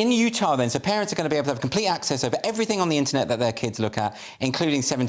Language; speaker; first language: English; native; English